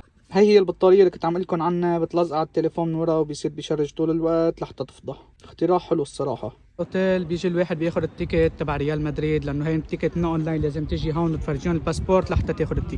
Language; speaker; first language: Arabic; native; Arabic